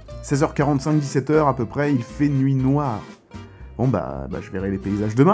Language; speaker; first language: French; native; French